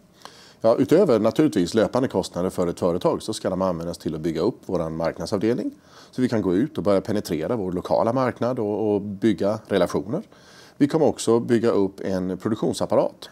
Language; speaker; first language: Swedish; native; Swedish